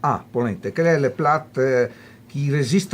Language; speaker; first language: French; non-native, fluent; Italian